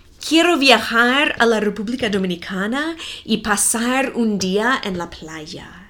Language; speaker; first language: Spanish; non-native, fluent; English